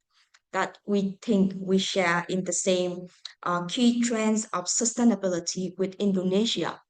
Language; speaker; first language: English; non-native, fluent; Vietnamese